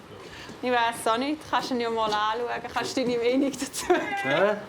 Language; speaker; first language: German; native; German